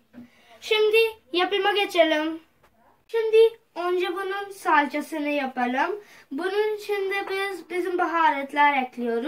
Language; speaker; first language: Turkish; non-native, fluent; Urdu